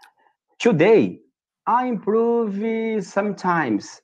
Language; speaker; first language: English; non-native, learner; Portuguese